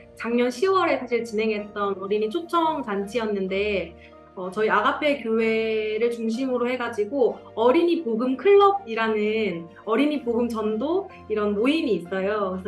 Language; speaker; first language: Korean; native; Korean